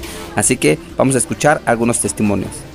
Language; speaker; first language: Spanish; native; Spanish